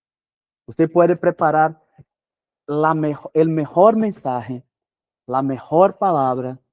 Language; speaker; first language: Spanish; non-native, fluent; Portuguese